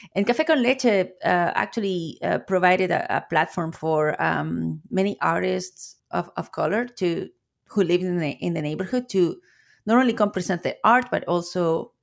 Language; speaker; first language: English; non-native, fluent; Spanish